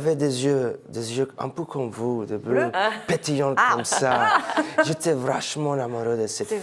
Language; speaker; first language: French; non-native, fluent; English